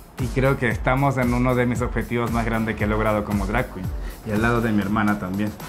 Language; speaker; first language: Spanish; native; Spanish